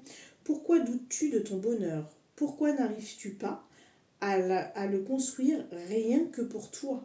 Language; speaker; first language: French; native; French